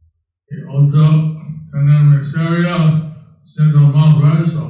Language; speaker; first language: Spanish; non-native, learner; English